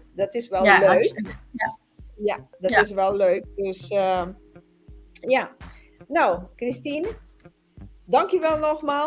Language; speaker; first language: Dutch; non-native, local second language; Papiamento